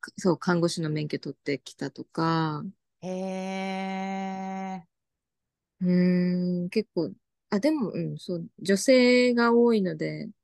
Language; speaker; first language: Japanese; native; Japanese